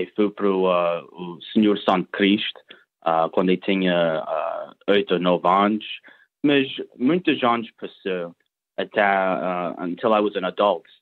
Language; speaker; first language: Portuguese; early bilingual, heritage; Portuguese